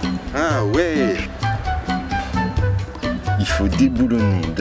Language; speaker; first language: French; native; French